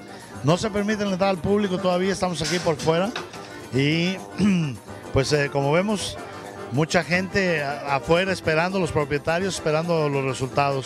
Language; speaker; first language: Spanish; native; Spanish